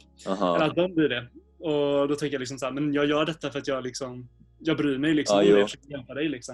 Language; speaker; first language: Swedish; native; Swedish